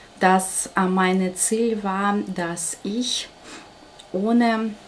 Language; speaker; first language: German; non-native, fluent; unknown